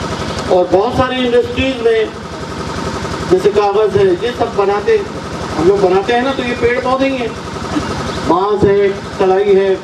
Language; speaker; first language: Hindi; native; Hindi